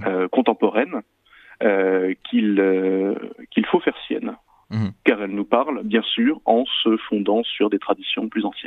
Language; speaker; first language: French; native; French